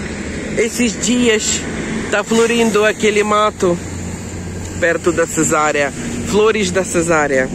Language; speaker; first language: Portuguese; non-native, learner; Ukrainian